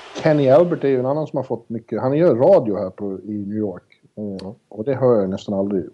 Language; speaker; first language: Swedish; native; Swedish